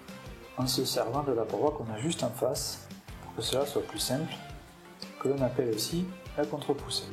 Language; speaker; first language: French; native; French